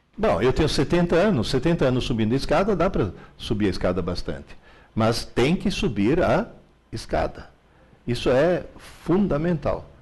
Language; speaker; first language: Portuguese; early bilingual, other home language; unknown